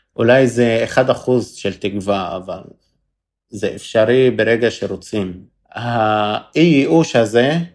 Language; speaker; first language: Hebrew; non-native, local second language; Arabic